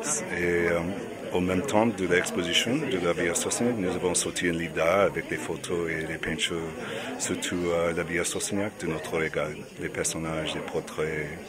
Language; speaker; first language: French; non-native, learner; English